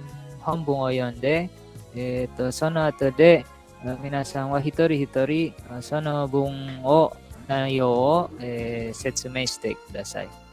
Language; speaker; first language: Japanese; non-native, fluent; Indonesian